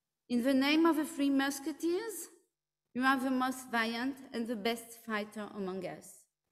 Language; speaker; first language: English; non-native, fluent; French